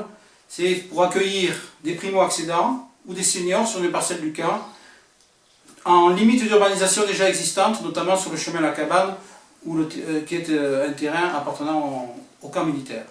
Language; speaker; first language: French; native; French